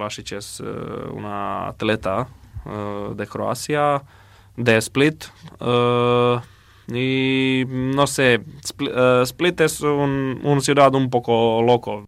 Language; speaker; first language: Spanish; non-native, learner; Croatian